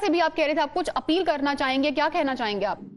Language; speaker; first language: Hindi; native; Hindi